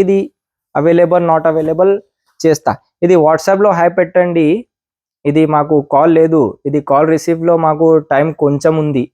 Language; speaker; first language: Telugu; non-native, local second language; Urdu